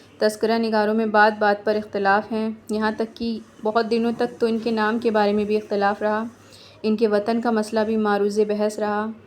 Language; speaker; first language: Urdu; native; Urdu